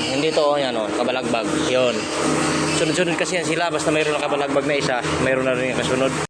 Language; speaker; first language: Filipino; non-native, local second language; Cebuano